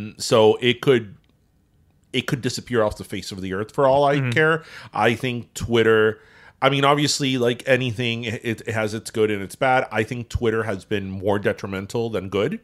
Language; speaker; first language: English; early bilingual, other home language; Spanish